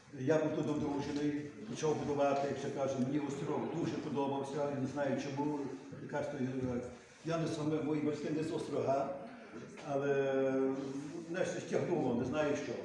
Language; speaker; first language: Ukrainian; early bilingual, heritage; Ukrainian